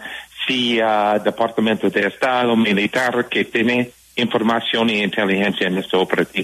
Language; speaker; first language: Spanish; non-native, fluent; English